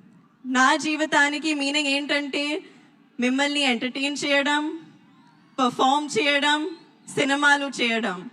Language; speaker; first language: Telugu; non-native, learner; Hindi